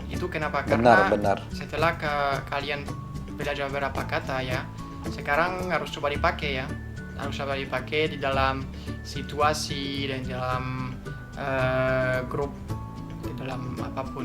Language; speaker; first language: Indonesian; non-native, fluent; French